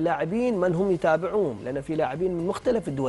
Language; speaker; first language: Arabic; native; Arabic